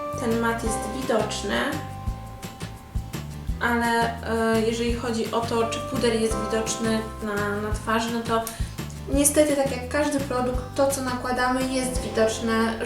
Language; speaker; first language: Polish; native; Polish